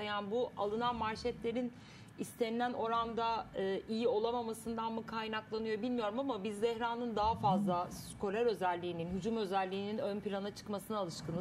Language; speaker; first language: Turkish; native; Turkish